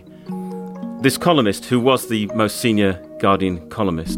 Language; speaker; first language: English; native; English